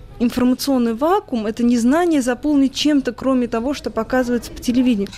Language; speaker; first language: Russian; non-native, local second language; Armenian